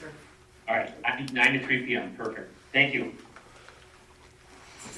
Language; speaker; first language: English; native; English